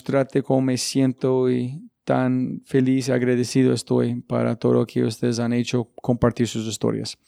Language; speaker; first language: Spanish; non-native, learner; English